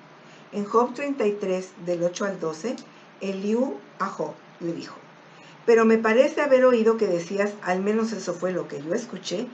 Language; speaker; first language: Spanish; native; Spanish